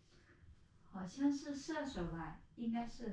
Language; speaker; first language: Chinese; native; Chinese